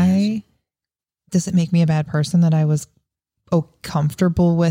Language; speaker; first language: English; native; English